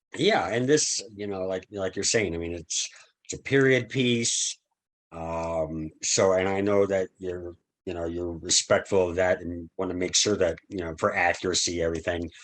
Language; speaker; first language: English; native; English